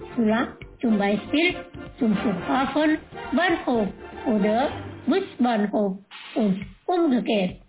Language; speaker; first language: German; non-native, fluent; Indonesian